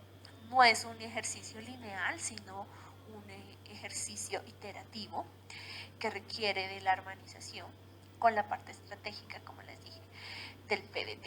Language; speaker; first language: Spanish; native; Spanish